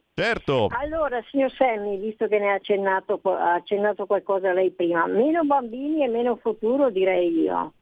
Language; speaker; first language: Italian; non-native, fluent; Portuguese